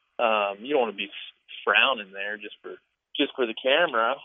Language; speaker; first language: English; native; English